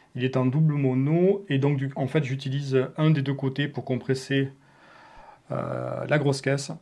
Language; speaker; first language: French; native; French